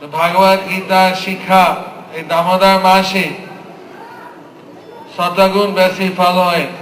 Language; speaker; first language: Bangla; non-native, fluent; English